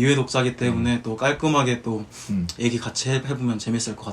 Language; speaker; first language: Korean; native; Korean